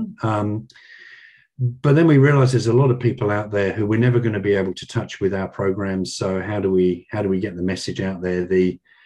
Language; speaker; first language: English; native; English